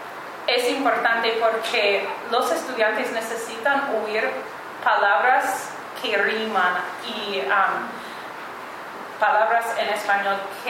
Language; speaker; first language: Spanish; non-native, learner; English